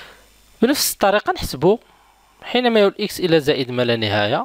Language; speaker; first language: Arabic; native; Arabic